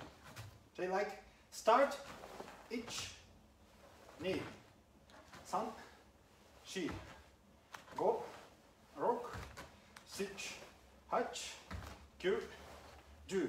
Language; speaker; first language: English; non-native, learner; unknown